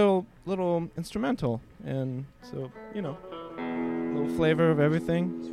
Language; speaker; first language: English; non-native, fluent; French